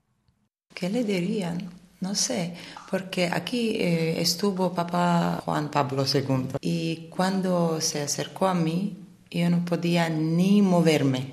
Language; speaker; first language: Spanish; non-native, fluent; Armenian